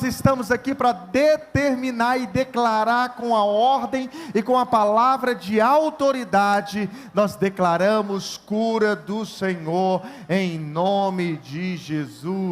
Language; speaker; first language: Portuguese; native; Portuguese